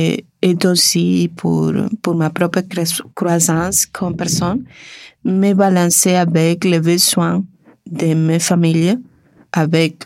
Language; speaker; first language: French; non-native, learner; Spanish